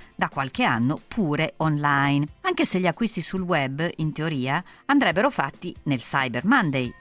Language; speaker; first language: Italian; native; Italian